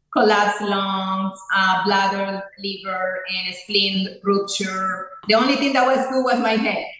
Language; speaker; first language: English; non-native, fluent; Spanish